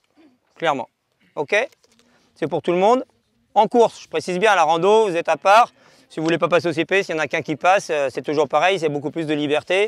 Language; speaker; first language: French; native; French